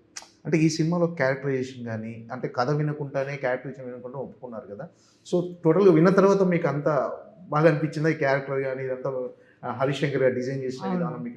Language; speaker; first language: Telugu; native; Telugu